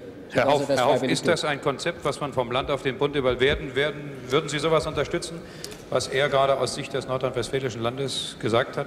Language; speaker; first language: German; native; German